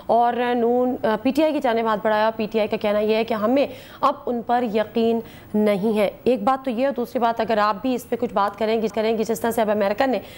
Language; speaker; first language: Urdu; native; Urdu